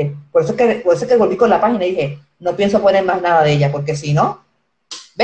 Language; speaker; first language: Spanish; native; Spanish